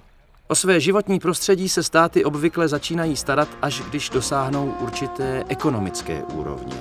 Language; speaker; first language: Czech; native; Czech